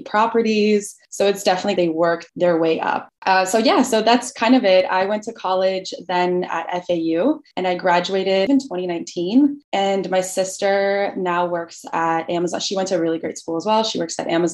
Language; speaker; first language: English; early bilingual, other home language; Albanian